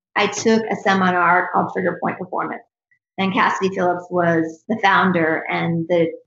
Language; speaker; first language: English; native; English